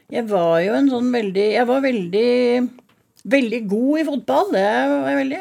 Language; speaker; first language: Norwegian; native; Norwegian